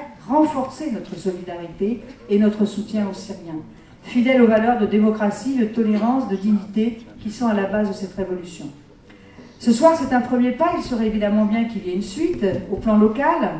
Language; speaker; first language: French; native; French